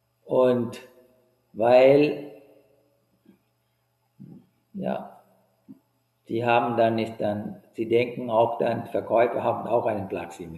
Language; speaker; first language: German; non-native, fluent; Sinhala